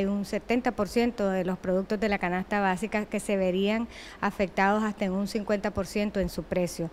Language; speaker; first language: Spanish; native; Spanish